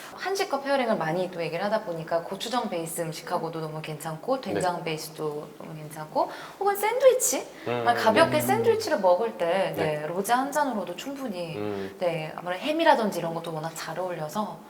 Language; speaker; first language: Korean; non-native, fluent; French